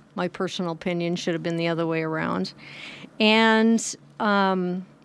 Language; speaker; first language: English; native; English